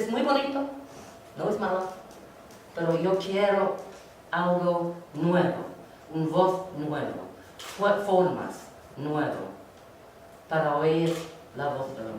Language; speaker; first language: Spanish; non-native, learner; English